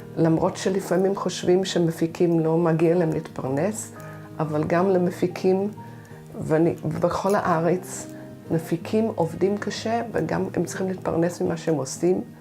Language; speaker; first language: Hebrew; non-native, fluent; English